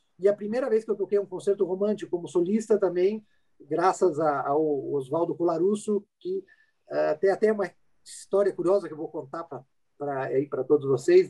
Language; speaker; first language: Portuguese; early bilingual, other home language; Italian